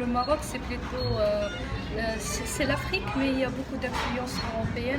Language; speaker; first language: French; non-native, local second language; Arabic